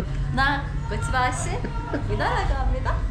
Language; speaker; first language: Korean; non-native, learner; Persian